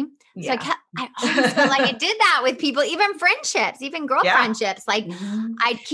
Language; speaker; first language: English; native; English